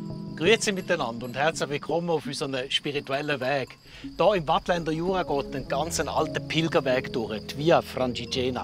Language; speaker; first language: German; native; German